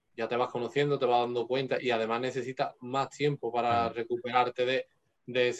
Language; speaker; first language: Spanish; native; Spanish